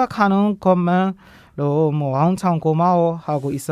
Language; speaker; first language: Korean; non-native, learner; Burmese